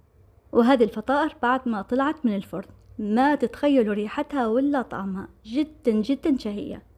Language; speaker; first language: Arabic; native; Arabic